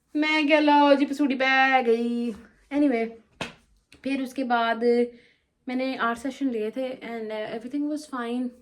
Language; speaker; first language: Urdu; non-native, local second language; Punjabi